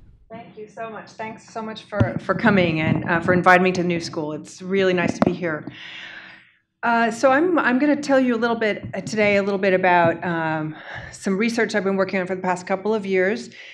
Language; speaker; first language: English; native; English